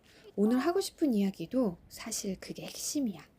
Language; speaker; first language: Korean; native; Korean